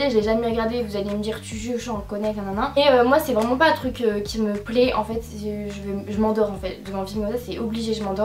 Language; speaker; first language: French; native; French